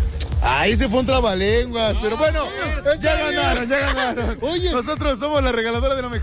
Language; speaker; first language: Spanish; native; Spanish